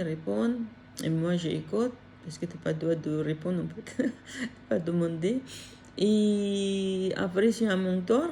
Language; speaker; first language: French; non-native, learner; Filipino